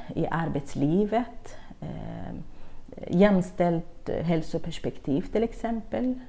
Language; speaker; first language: Swedish; non-native, fluent; Kurdish